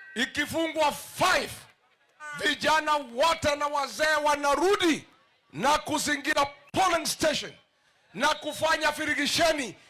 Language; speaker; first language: Swahili; non-native, local second language; Kikuyu